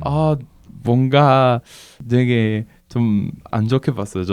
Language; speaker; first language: Korean; non-native, fluent; French